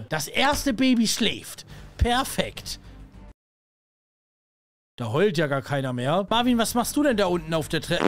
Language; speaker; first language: German; native; German